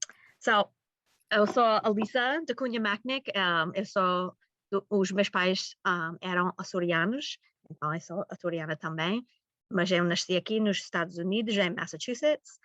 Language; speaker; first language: Portuguese; early bilingual, heritage; Portuguese